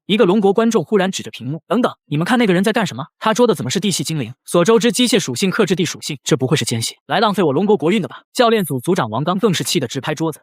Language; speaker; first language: Chinese; native; Chinese